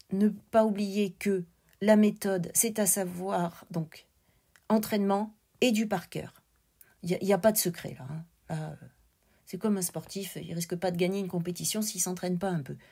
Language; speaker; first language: French; native; French